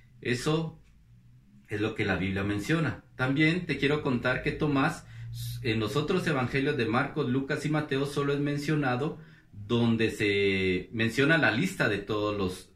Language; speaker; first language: Spanish; native; Spanish